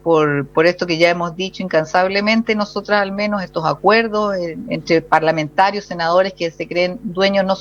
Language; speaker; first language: Spanish; native; Spanish